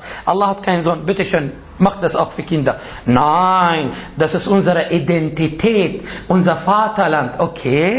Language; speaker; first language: German; non-native, fluent; Arabic